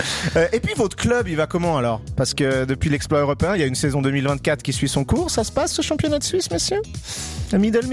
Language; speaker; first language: French; native; French